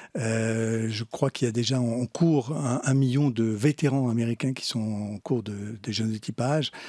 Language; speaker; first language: French; native; French